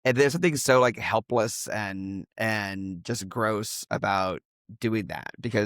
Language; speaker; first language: English; native; English